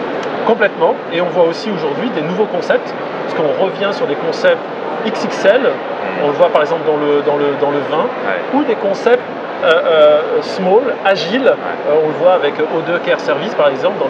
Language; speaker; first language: French; native; French